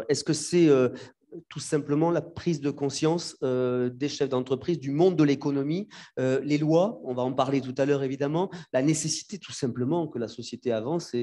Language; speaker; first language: French; native; French